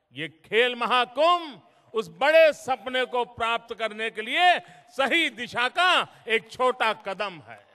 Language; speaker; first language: Hindi; non-native, local second language; Gujarati